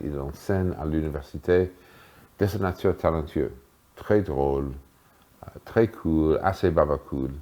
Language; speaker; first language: French; non-native, fluent; English